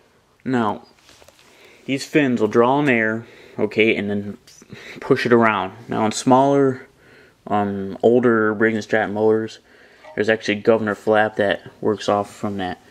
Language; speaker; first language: English; native; English